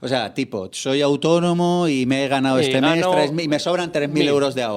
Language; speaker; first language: Spanish; native; Spanish